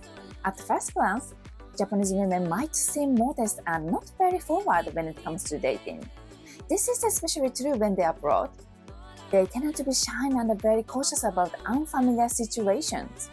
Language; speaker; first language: English; non-native, fluent; Japanese